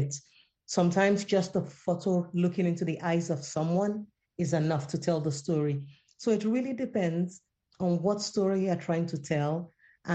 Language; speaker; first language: English; non-native, local second language; Yoruba